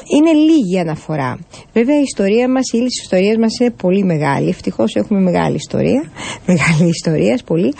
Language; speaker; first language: Greek; native; Greek